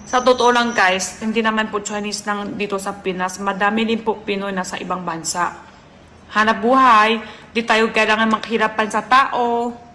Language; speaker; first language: Filipino; non-native, learner; Chinese